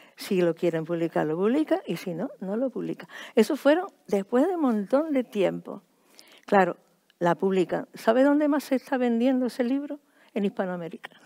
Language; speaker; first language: Spanish; native; Spanish